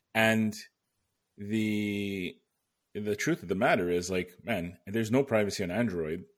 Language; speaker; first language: English; native; English